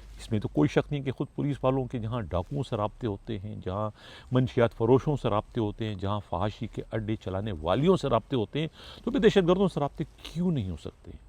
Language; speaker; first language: Urdu; non-native, local second language; Pashto